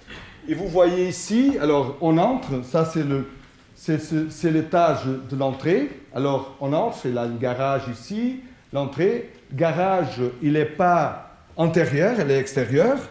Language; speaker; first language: French; non-native, fluent; Portuguese